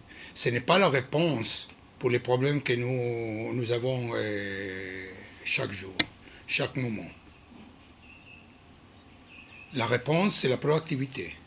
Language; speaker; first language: French; non-native, learner; Hebrew